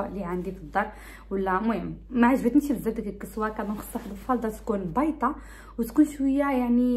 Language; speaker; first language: Arabic; early bilingual, heritage; Arabic